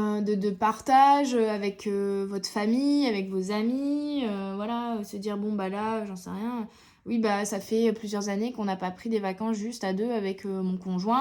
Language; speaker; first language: French; native; French